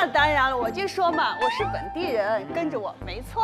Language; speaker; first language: Chinese; native; Chinese